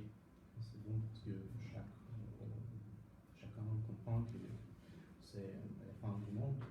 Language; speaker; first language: French; non-native, fluent; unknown